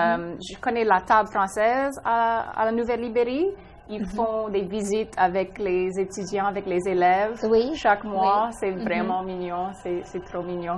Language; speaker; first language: French; non-native, local second language; English